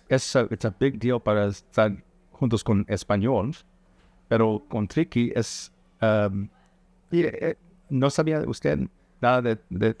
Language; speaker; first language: Spanish; early bilingual, heritage; English